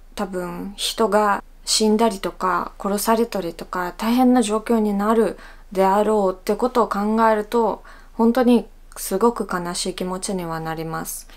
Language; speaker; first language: Japanese; non-native, fluent; Russian